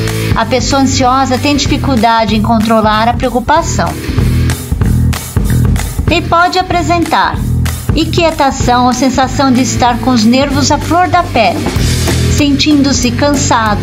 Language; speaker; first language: Portuguese; native; Portuguese